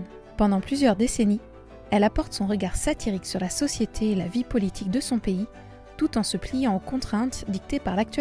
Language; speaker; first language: French; native; French